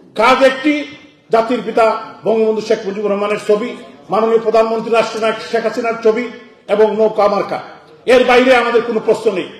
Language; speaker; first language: Bangla; native; Bangla